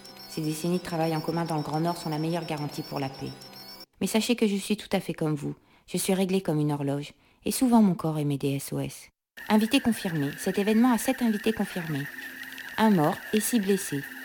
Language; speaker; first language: French; native; French